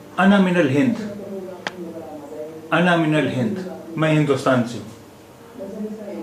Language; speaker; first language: Urdu; native; Urdu